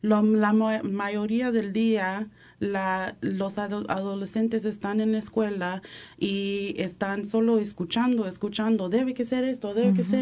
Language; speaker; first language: Spanish; early bilingual, heritage; English